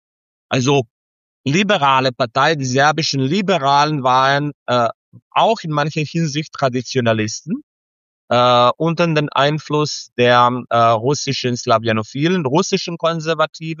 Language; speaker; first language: German; non-native, fluent; Serbian